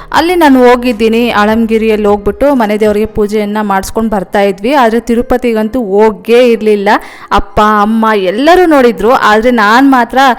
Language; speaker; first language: Kannada; non-native, local second language; Telugu